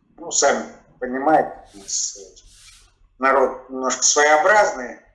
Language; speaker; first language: Russian; native; Russian